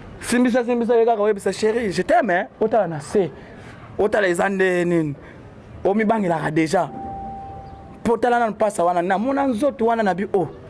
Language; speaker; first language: Lingala; native; Lingala